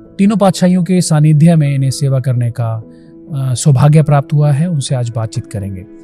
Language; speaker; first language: Hindi; native; Hindi